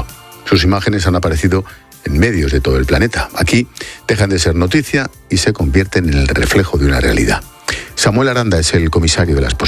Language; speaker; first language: Spanish; native; Spanish